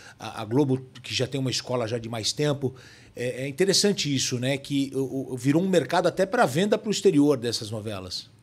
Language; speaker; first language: Portuguese; native; Portuguese